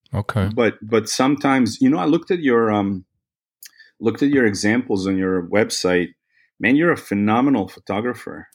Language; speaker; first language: English; non-native, fluent; Serbian